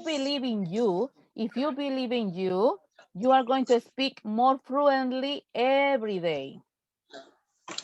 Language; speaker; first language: English; non-native, fluent; Spanish